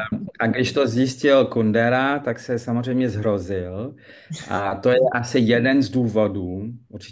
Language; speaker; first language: Czech; early bilingual, heritage; French